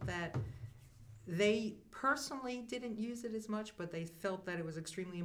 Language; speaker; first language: English; native; English